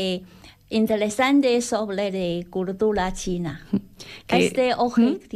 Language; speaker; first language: Spanish; non-native, learner; Chinese